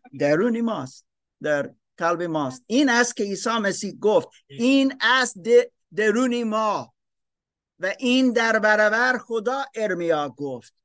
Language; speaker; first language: Persian; non-native, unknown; German